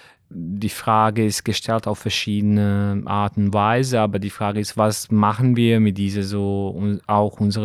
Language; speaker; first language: German; non-native, fluent; Serbian